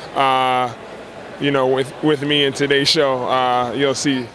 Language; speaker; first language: English; native; English